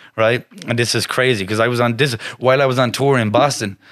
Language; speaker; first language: English; native; English